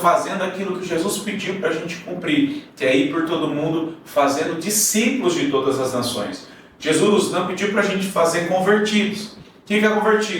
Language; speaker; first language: Portuguese; native; Portuguese